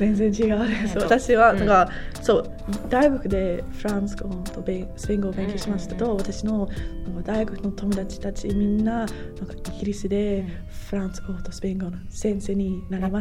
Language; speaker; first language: Japanese; non-native, learner; English